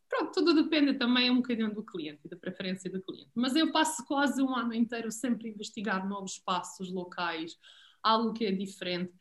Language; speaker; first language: Portuguese; non-native, fluent; Serbian